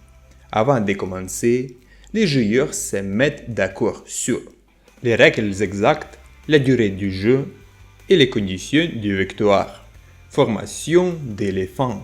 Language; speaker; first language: French; non-native, fluent; Russian